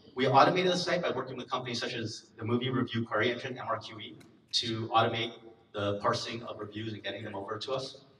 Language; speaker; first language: English; native; English